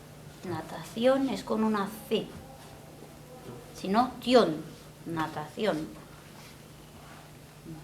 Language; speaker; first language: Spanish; non-native, fluent; French